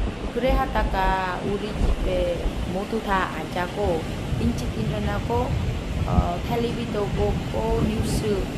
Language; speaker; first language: Korean; non-native, learner; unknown